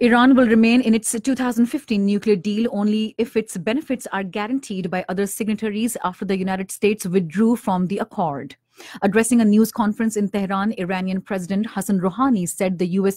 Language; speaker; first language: English; non-native, local second language; Urdu